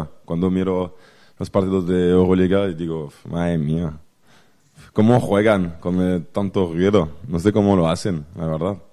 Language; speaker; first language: Spanish; non-native, fluent; French